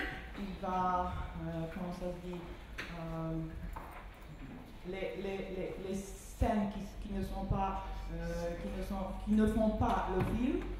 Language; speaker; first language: French; non-native, fluent; Polish